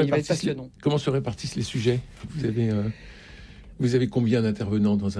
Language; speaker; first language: French; native; French